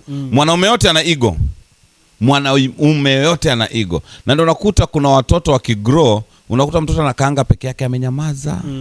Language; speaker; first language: Swahili; native; Swahili